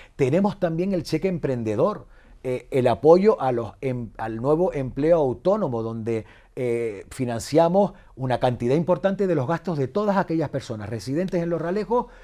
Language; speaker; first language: Spanish; native; Spanish